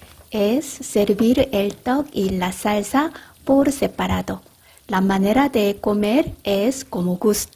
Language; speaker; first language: Spanish; non-native, fluent; Korean